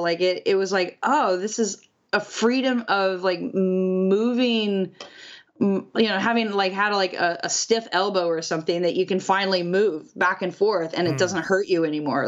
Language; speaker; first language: English; native; English